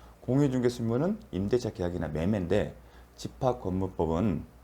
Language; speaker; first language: Korean; native; Korean